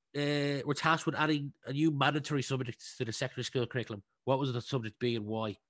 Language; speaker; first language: English; native; English